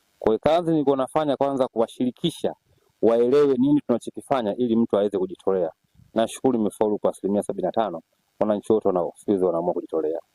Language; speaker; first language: Swahili; native; Swahili